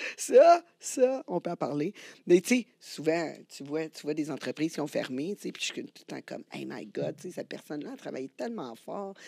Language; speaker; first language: French; native; French